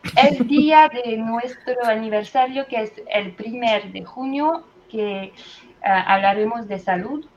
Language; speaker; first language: Spanish; non-native, fluent; French